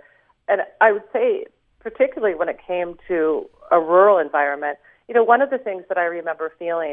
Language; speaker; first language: English; native; English